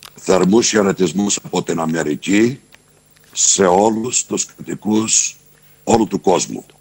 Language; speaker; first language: Greek; native; Greek